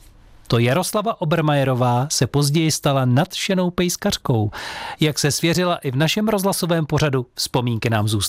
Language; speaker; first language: Czech; native; Czech